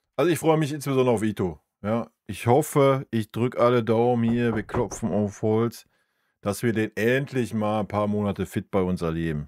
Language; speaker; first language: German; native; German